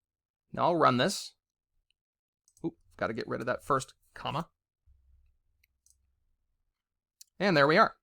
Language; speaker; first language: English; native; English